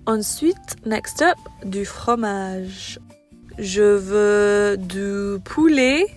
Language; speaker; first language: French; non-native, fluent; English